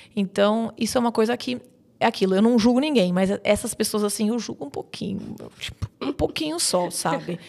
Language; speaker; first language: Portuguese; native; Portuguese